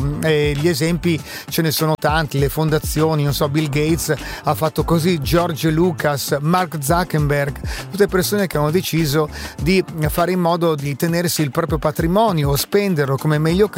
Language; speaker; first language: Italian; native; Italian